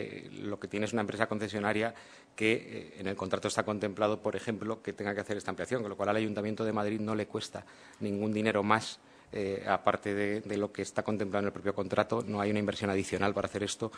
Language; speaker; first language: Spanish; native; Spanish